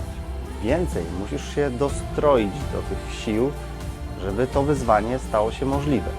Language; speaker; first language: Polish; native; Polish